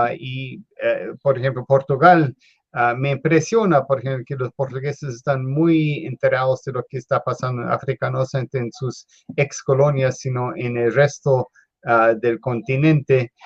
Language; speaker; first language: Spanish; non-native, fluent; English